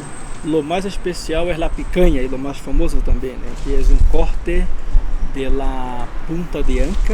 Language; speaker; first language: Spanish; non-native, learner; Portuguese